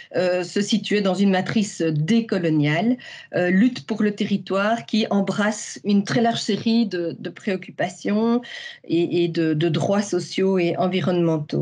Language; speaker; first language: French; native; French